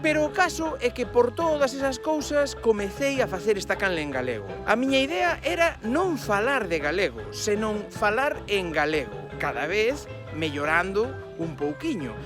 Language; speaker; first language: Galician; non-native, local second language; Spanish